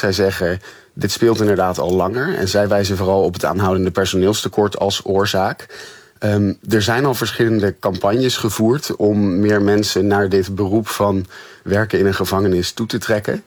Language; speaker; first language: Dutch; native; Dutch